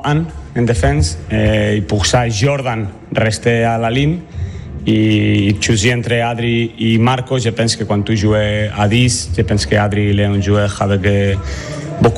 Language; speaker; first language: French; non-native, learner; Spanish